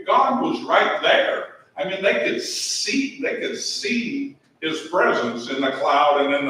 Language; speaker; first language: English; native; English